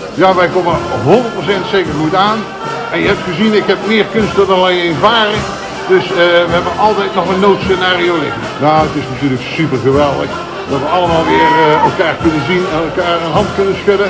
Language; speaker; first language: Dutch; native; Dutch